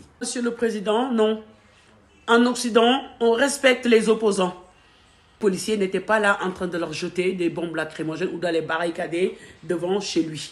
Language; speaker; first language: French; non-native, local second language; Wolof